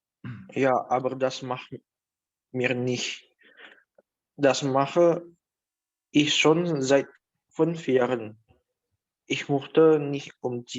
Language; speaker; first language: German; non-native, learner; Indonesian